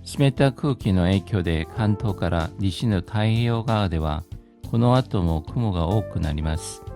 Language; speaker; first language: Japanese; non-native, fluent; Korean